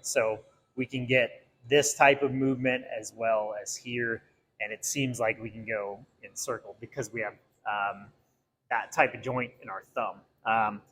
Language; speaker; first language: English; native; English